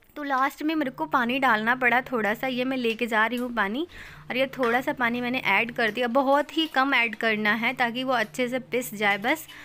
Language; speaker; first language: Hindi; native; Hindi